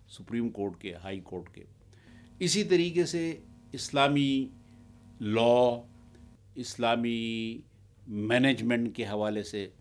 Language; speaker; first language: Urdu; non-native, local second language; Pashto